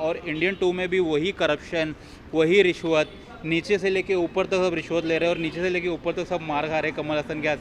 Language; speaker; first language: Hindi; native; Hindi